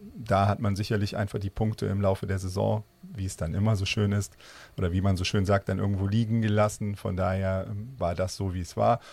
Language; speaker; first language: German; native; German